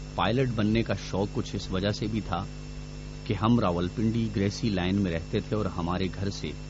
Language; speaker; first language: Urdu; non-native, local second language; Pashto